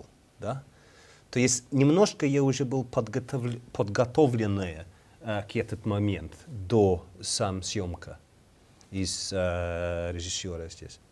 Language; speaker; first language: Russian; non-native, fluent; English